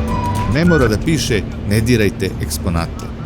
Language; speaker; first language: Serbian; native; Serbian